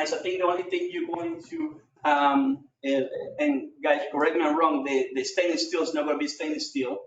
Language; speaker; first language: English; non-native, fluent; Spanish